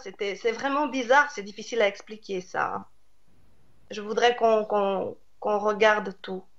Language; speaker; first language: French; non-native, fluent; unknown